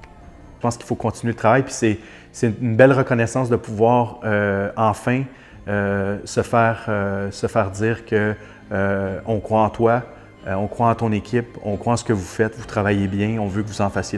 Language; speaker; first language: French; native; French